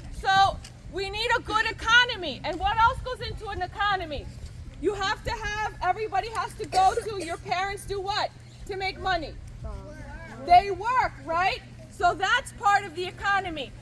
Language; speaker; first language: English; early bilingual, other home language; Ukrainian